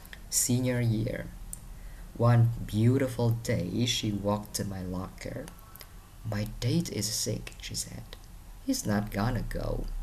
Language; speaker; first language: English; non-native, fluent; Vietnamese